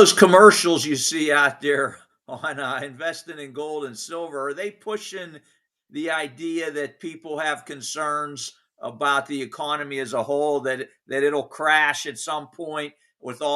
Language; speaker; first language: English; native; English